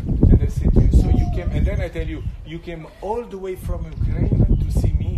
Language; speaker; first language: English; non-native, fluent; Italian